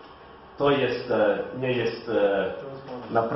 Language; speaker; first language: Polish; non-native, learner; English